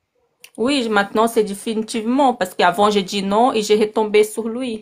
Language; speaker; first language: French; non-native, learner; Portuguese